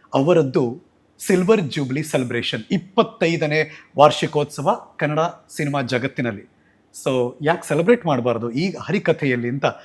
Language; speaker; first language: Kannada; native; Kannada